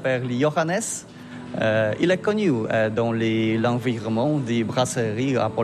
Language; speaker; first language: French; non-native, learner; Polish